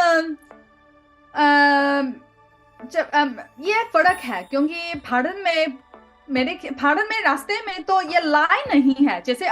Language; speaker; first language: Hindi; non-native, learner; Chinese